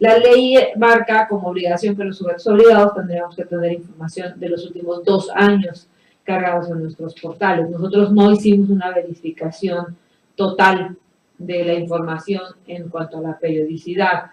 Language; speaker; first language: Spanish; native; Spanish